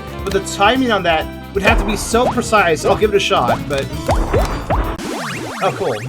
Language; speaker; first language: English; native; English